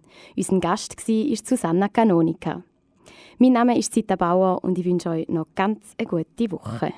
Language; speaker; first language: German; native; German